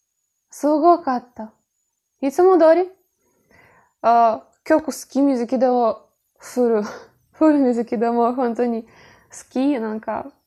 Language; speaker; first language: Japanese; non-native, learner; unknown